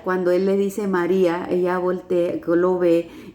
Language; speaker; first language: Spanish; native; Spanish